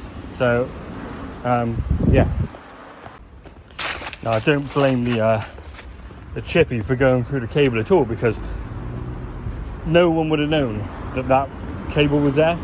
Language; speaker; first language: English; native; English